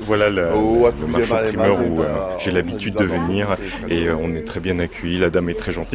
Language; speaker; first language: French; non-native, fluent; Arabic